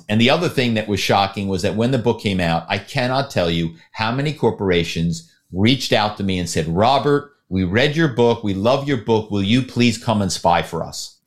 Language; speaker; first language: English; native; English